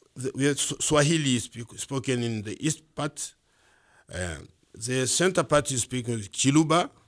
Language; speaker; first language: English; non-native, learner; Swahili